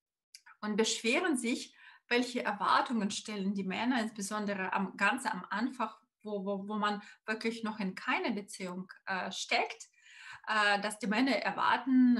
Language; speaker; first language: German; non-native, fluent; Russian